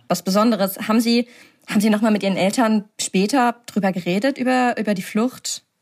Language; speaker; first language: German; native; German